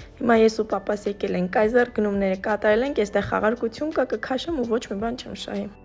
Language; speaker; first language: Armenian; native; Armenian